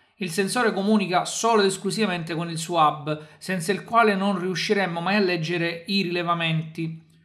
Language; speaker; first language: Italian; native; Italian